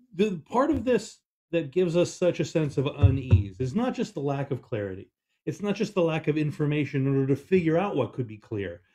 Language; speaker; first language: English; native; English